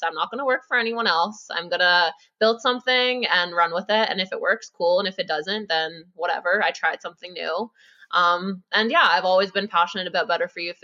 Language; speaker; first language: English; native; English